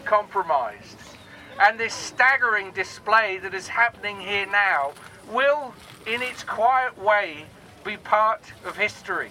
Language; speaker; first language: English; native; English